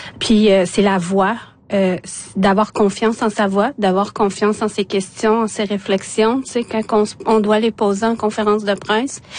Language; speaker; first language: French; non-native, local second language; Innu-aimun